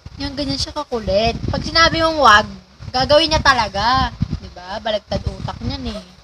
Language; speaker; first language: Filipino; native; Filipino